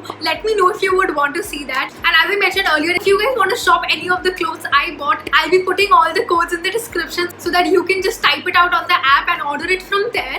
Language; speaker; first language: English; non-native, local second language; Hindi